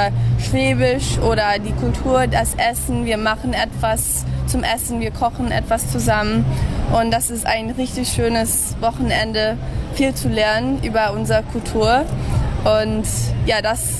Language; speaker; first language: German; early bilingual, heritage; English